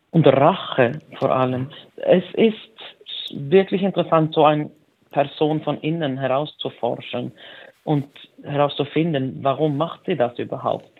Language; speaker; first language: German; non-native, fluent; Swedish